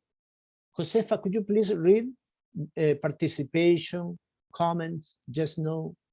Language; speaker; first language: English; non-native, fluent; Spanish